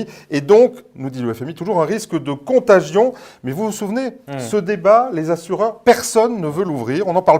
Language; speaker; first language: French; native; French